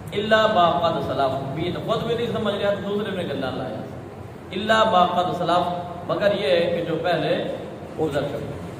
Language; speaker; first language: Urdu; non-native, local second language; Punjabi